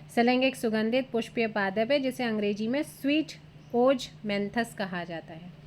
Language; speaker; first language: Hindi; native; Hindi